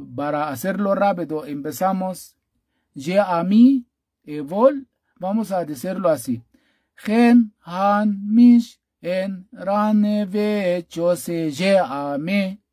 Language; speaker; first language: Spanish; non-native, fluent; Arabic